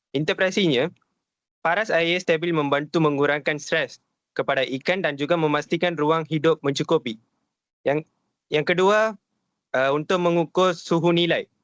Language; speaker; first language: Malay; non-native, local second language; Tamil